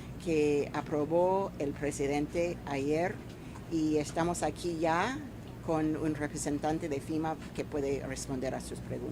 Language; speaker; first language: Spanish; non-native, fluent; English